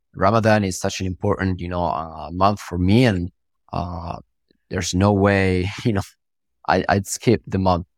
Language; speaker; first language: English; non-native, fluent; Italian